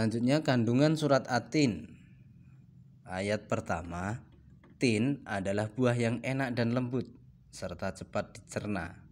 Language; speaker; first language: Indonesian; native; Indonesian